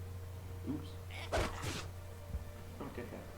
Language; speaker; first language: French; native; French